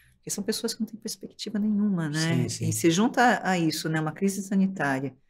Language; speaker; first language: Portuguese; native; Portuguese